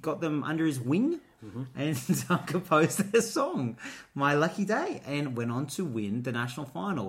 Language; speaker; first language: English; native; English